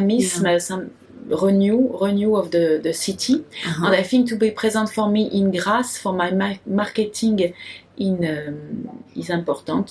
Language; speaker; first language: English; non-native, learner; French